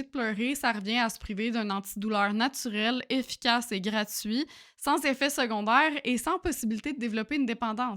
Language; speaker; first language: French; native; French